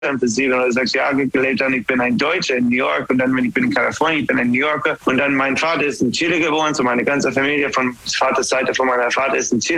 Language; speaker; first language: German; non-native, learner; English